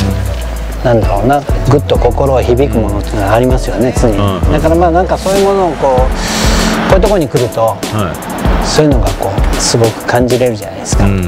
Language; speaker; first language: Japanese; native; Japanese